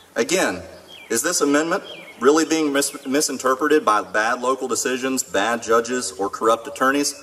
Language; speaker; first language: English; native; English